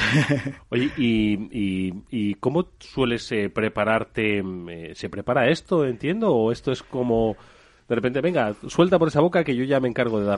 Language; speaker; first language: Spanish; native; Spanish